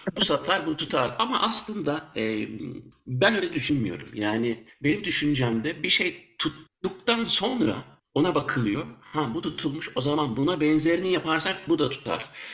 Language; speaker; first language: Turkish; early bilingual, heritage; Turkish